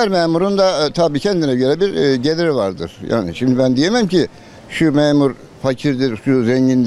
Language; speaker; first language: Turkish; native; Turkish